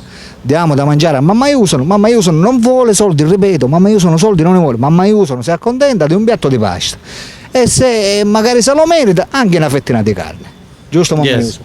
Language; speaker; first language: Italian; native; Italian